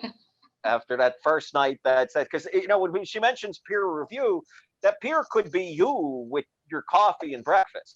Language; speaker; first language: English; native; English